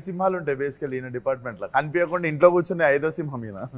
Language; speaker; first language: Telugu; native; Telugu